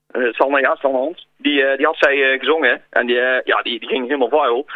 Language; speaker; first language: Dutch; native; Dutch